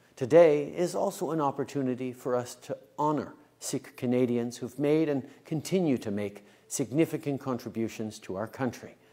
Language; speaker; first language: English; native; English